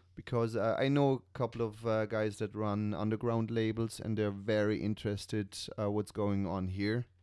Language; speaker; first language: English; non-native, fluent; German